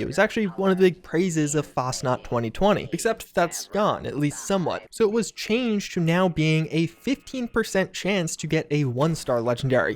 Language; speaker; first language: English; native; English